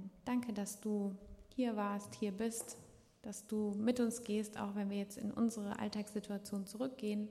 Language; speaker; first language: German; native; German